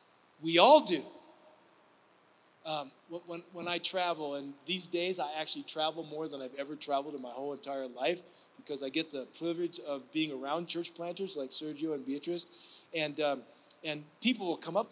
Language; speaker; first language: English; native; English